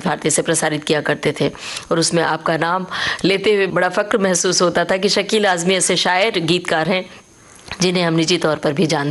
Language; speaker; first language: Hindi; native; Hindi